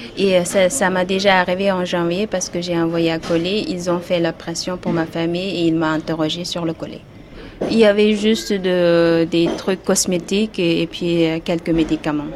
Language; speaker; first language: French; non-native, fluent; Uyghur